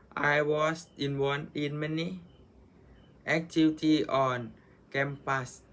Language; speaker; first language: English; non-native, learner; Thai